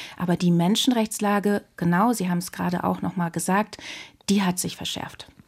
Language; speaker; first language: German; native; German